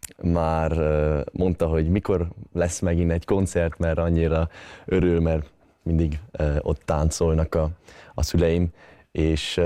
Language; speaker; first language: Hungarian; early bilingual, other home language; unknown